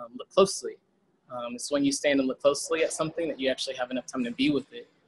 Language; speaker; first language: English; native; English